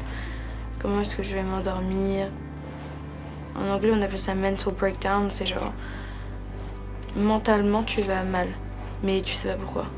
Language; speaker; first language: French; native; French